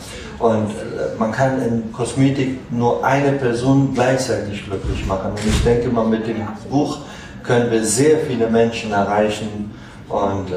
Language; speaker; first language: German; non-native, fluent; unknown